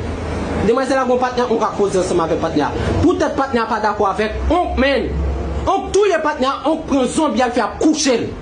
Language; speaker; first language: Haitian Creole; native; Haitian Creole